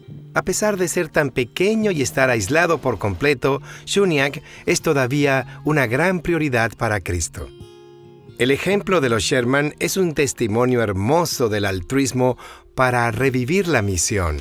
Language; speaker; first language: Spanish; native; Spanish